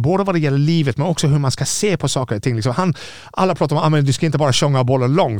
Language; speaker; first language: Swedish; non-native, fluent; English